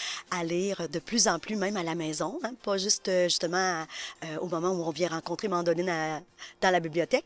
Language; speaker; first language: French; native; French